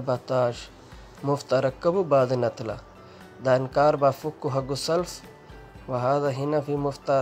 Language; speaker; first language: Arabic; non-native, learner; Urdu